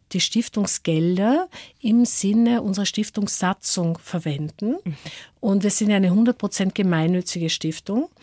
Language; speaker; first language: German; native; German